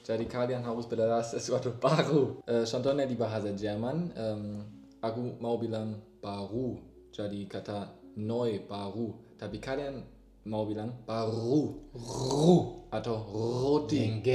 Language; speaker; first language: Indonesian; non-native, learner; German